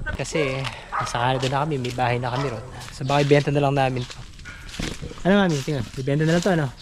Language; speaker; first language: Filipino; non-native, local second language; Pampanga